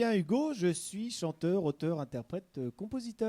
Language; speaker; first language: French; native; French